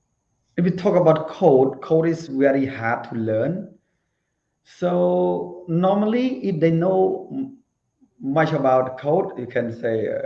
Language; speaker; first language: English; non-native, learner; Khmer